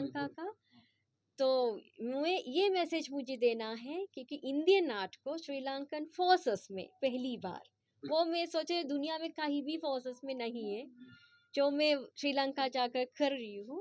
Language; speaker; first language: Hindi; non-native, fluent; Sinhala